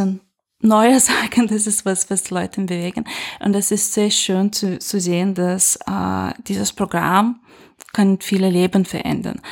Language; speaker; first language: German; non-native, fluent; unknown